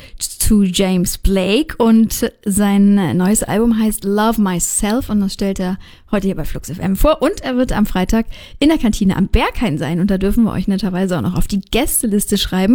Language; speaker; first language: German; native; German